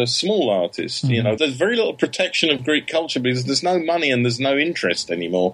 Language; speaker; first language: English; native; English